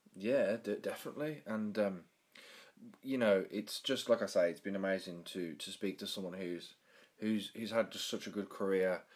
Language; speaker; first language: English; native; English